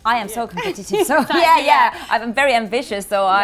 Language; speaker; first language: English; non-native, fluent; Finnish